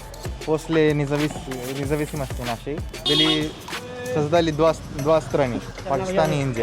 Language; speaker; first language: Russian; non-native, learner; Hindi